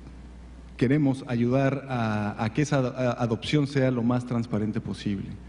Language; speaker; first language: Spanish; native; Spanish